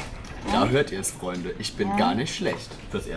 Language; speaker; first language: German; native; German